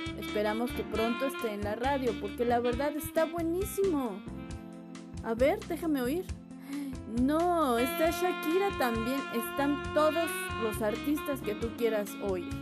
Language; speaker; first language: Spanish; native; Spanish